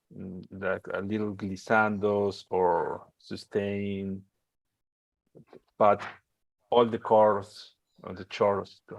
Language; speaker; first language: English; non-native, learner; Spanish